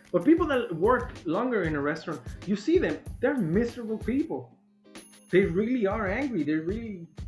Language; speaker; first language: English; non-native, fluent; Spanish